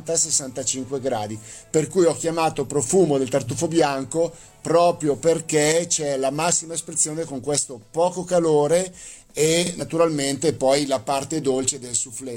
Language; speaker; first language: Italian; native; Italian